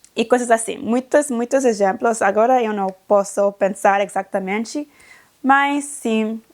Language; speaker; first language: Portuguese; non-native, learner; English